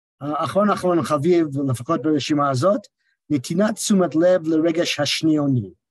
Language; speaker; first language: Hebrew; non-native, fluent; English